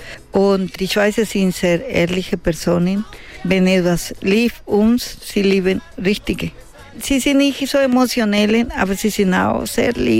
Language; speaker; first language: German; non-native, learner; Spanish